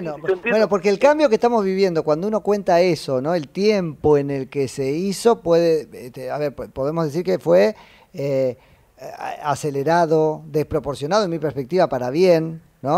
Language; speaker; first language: Spanish; native; Spanish